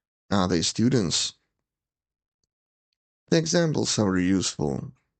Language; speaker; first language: English; non-native, fluent; Ukrainian